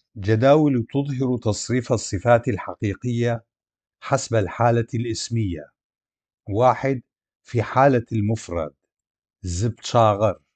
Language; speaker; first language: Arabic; non-native, local second language; Adyghe